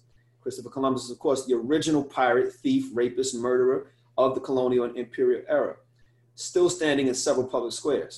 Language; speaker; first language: English; native; English